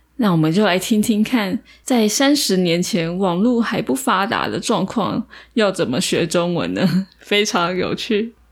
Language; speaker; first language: Chinese; native; Chinese